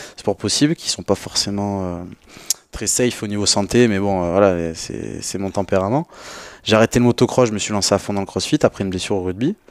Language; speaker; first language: French; native; French